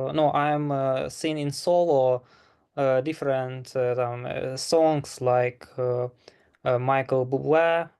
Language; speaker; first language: English; non-native, learner; Ukrainian